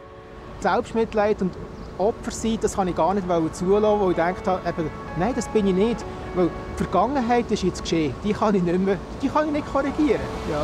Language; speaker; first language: German; native; German